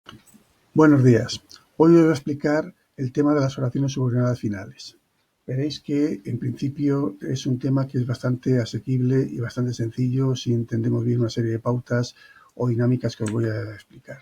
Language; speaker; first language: Spanish; native; Spanish